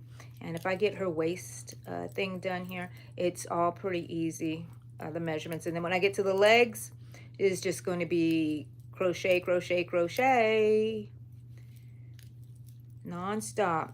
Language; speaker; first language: English; native; English